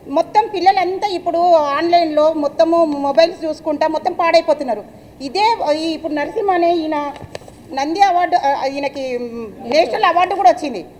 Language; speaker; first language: Telugu; native; Telugu